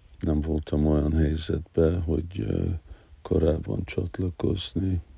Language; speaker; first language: Hungarian; early bilingual, heritage; Hungarian